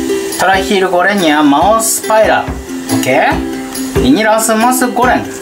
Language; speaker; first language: Indonesian; non-native, learner; Japanese